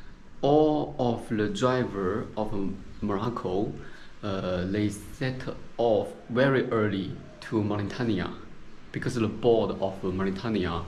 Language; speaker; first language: English; non-native, fluent; Chinese